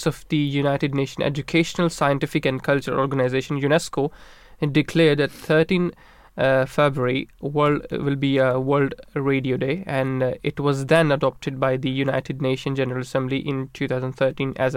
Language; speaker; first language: English; non-native, local second language; Urdu